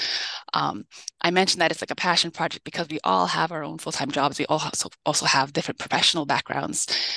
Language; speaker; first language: English; native; English